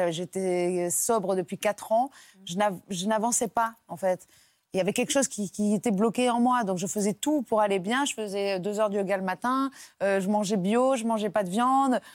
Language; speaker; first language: French; native; French